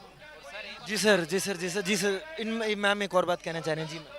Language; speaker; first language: Hindi; native; Hindi